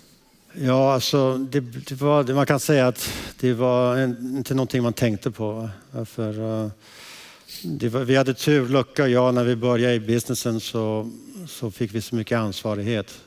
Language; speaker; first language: Swedish; early bilingual, heritage; Swedish